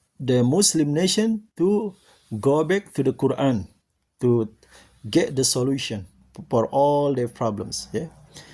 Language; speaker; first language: English; non-native, learner; Indonesian